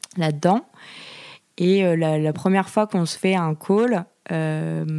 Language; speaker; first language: French; native; French